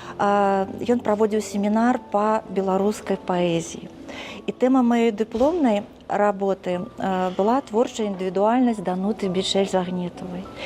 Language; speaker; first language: Belarusian; native; Belarusian